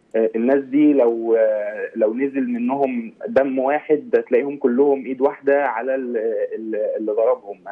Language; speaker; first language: Arabic; native; Arabic